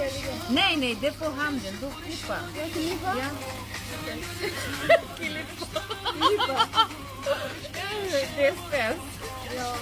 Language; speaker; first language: Swedish; non-native, learner; Bangla